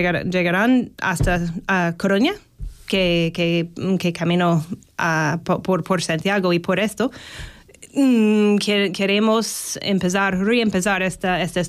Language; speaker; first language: Spanish; non-native, fluent; English